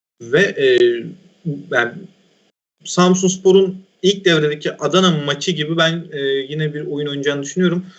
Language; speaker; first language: Turkish; native; Turkish